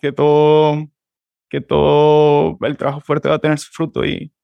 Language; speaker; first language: Spanish; native; Spanish